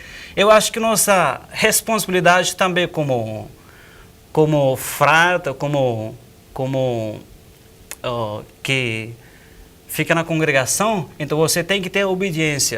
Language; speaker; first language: Portuguese; non-native, fluent; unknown